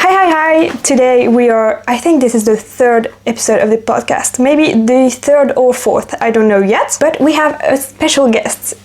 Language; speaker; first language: English; non-native, fluent; French